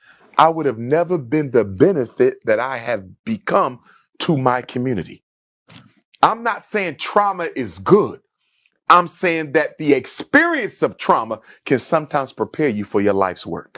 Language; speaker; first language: English; native; English